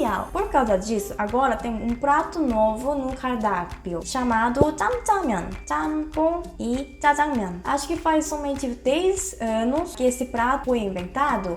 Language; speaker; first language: Portuguese; non-native, fluent; Korean